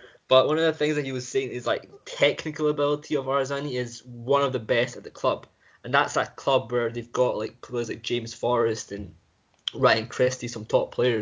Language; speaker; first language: English; native; English